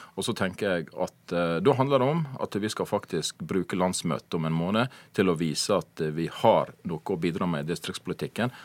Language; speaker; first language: Norwegian; native; Norwegian